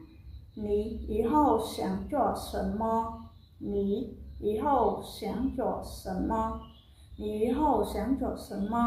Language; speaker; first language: Chinese; non-native, fluent; Khmer